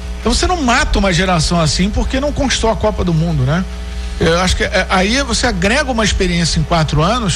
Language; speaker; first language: Portuguese; native; Portuguese